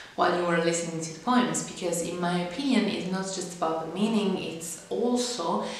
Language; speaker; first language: English; non-native, fluent; Italian